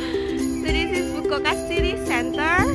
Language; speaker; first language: English; non-native, fluent; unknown